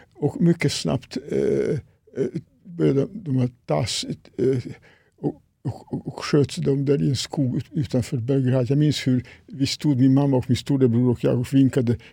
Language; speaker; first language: Swedish; non-native, fluent; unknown